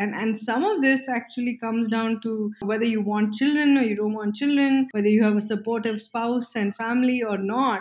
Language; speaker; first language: English; non-native, local second language; Kannada